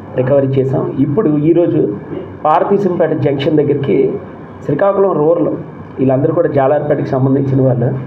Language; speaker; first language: Telugu; native; Telugu